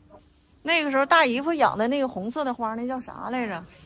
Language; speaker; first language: Chinese; native; Chinese